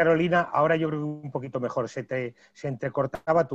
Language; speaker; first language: Spanish; native; Spanish